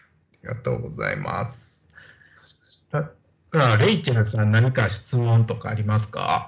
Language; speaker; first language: Japanese; native; Japanese